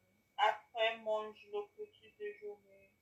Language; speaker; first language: French; non-native, learner; English